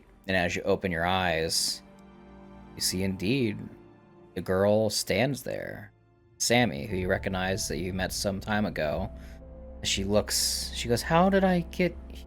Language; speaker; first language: English; native; English